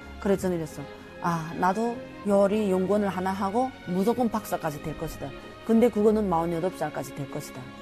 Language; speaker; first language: Korean; native; Korean